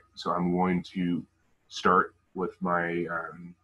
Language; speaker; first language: English; native; English